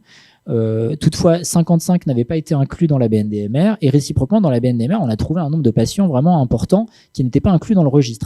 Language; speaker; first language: French; native; French